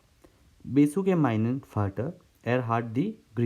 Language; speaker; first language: German; non-native, learner; Hindi